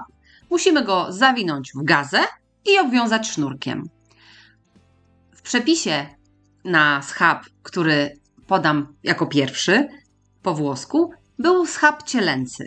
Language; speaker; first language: Polish; native; Polish